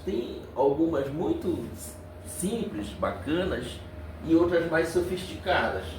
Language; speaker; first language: Portuguese; native; Portuguese